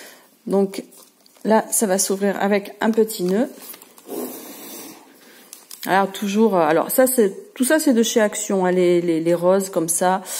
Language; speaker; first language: French; native; French